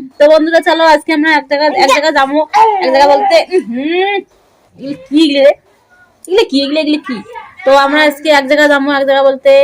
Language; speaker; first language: Bangla; non-native, local second language; Rangpuri